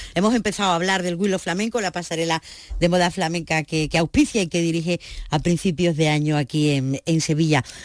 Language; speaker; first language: Spanish; native; Spanish